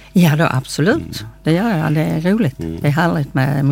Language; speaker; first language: Swedish; native; Swedish